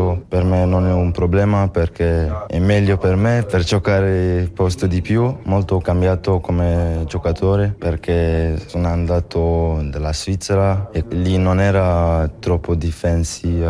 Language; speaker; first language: Italian; non-native, local second language; French